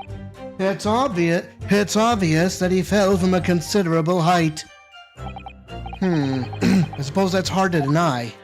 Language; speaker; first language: English; native; English